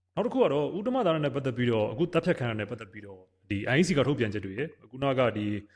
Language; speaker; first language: Burmese; native; Burmese